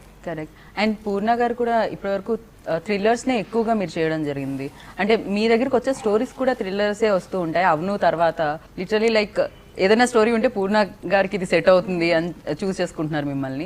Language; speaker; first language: Telugu; native; Telugu